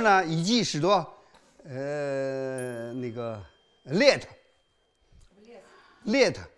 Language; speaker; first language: Russian; non-native, learner; Chinese